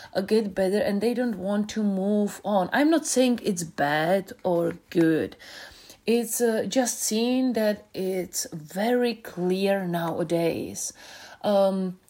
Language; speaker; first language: English; non-native, fluent; Czech